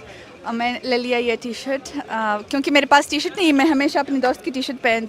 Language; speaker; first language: Hindi; non-native, learner; Russian